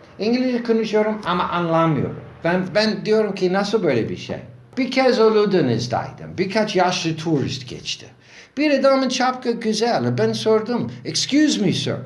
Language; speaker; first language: Turkish; non-native, learner; English